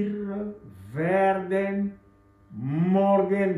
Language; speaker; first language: German; non-native, fluent; French